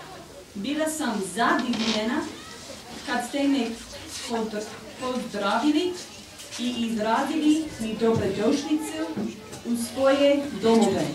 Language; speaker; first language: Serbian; non-native, learner; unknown